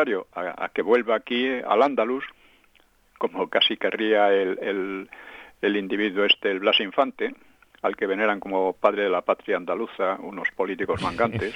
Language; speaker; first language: Spanish; non-native, local second language; Galician